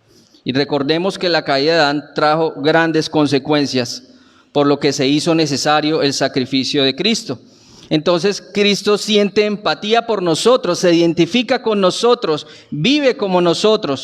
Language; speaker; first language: Spanish; native; Spanish